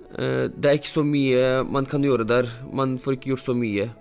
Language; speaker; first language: Norwegian; non-native, fluent; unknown